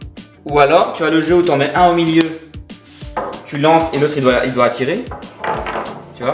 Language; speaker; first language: French; native; French